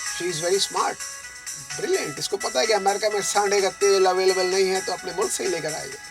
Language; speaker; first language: Urdu; native; Urdu